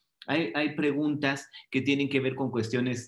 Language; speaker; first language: Spanish; native; Spanish